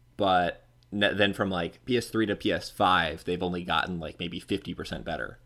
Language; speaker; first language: English; native; English